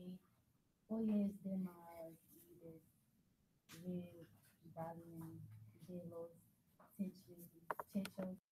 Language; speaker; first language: Spanish; non-native, learner; English